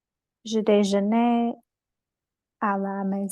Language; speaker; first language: French; non-native, learner; English